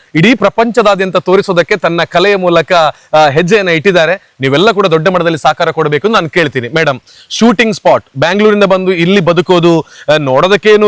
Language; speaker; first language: Kannada; native; Kannada